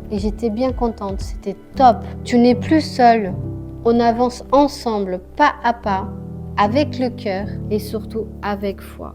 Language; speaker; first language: French; non-native, fluent; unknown